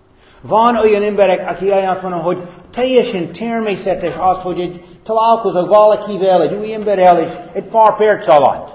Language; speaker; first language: Hungarian; non-native, fluent; English